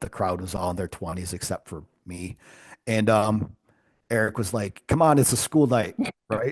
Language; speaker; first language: English; native; English